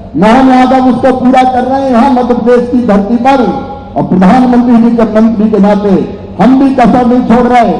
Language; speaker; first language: Hindi; native; Hindi